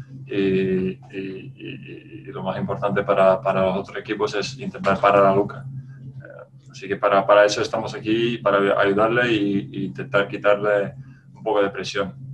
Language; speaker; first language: Spanish; non-native, fluent; Latvian